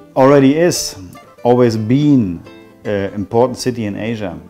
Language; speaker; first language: English; non-native, fluent; German